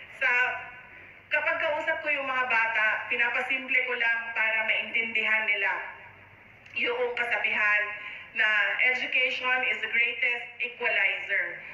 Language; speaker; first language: Filipino; non-native, local second language; Cebuano